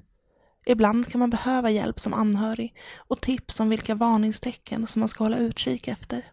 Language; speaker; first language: Swedish; native; Swedish